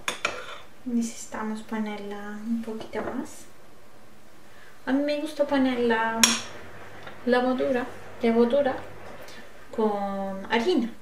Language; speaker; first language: Spanish; non-native, learner; Turkish